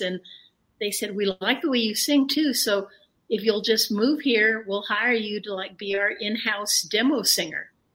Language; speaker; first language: English; early bilingual, other home language; Spanish